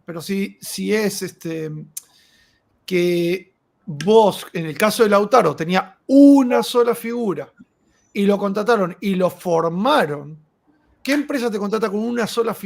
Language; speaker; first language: Spanish; native; Spanish